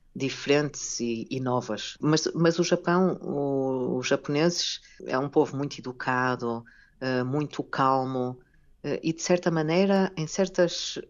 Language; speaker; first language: Portuguese; native; Portuguese